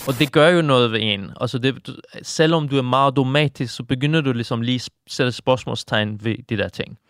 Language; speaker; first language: Danish; non-native, fluent; Persian